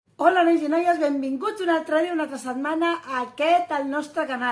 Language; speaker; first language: Catalan; native; Catalan